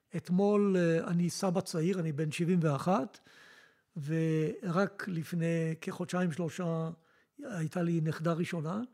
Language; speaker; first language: Hebrew; early bilingual, other home language; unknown